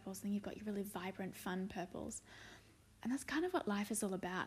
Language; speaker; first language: English; native; English